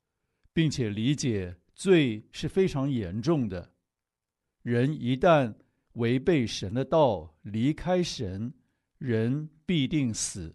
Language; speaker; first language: Chinese; native; Chinese